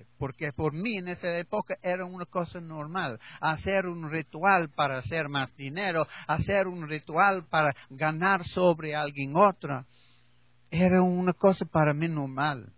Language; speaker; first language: Spanish; non-native, learner; English